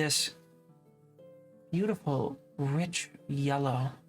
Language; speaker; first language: English; native; English